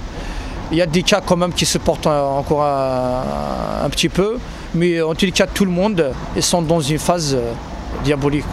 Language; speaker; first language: French; non-native, local second language; Arabic